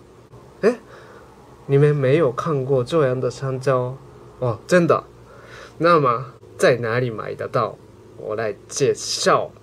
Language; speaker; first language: Chinese; non-native, learner; Japanese